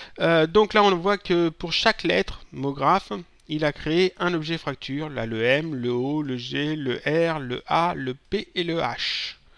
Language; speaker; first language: French; native; French